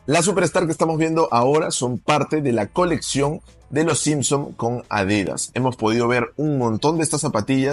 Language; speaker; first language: Spanish; native; Spanish